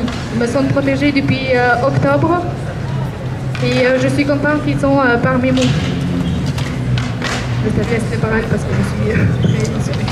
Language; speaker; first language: French; non-native, fluent; Albanian